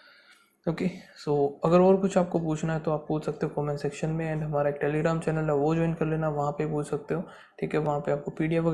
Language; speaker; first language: Hindi; native; Hindi